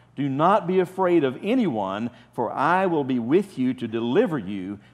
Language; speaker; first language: English; native; English